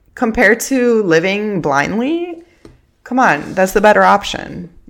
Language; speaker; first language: English; early bilingual, other home language; Spanish